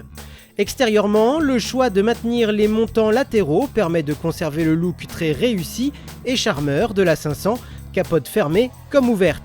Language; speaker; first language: French; native; French